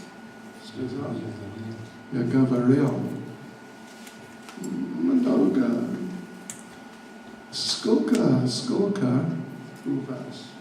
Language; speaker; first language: Russian; non-native, learner; English